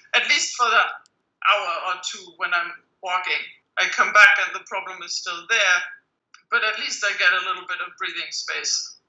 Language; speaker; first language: English; non-native, fluent; German